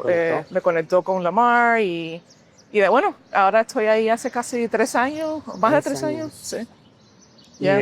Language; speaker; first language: Spanish; early bilingual, heritage; Spanish